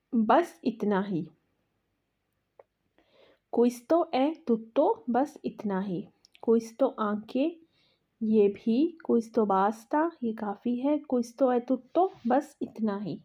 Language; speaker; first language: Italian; non-native, fluent; Urdu